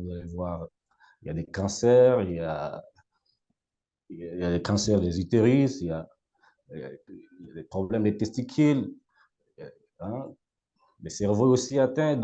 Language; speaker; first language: French; non-native, local second language; Lingala